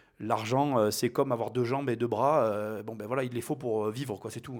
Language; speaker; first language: French; native; French